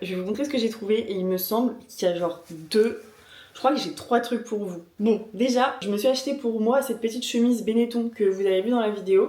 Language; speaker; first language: French; native; French